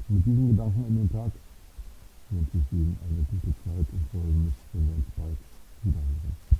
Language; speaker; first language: German; native; German